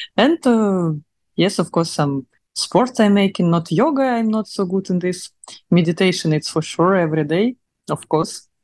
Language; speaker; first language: English; non-native, learner; Russian